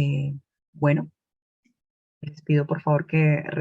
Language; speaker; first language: Spanish; native; Spanish